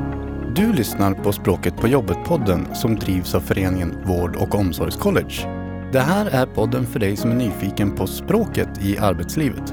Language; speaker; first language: Swedish; native; Swedish